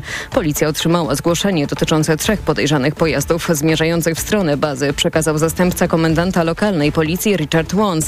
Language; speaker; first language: Polish; native; Polish